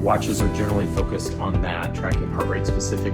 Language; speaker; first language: English; native; English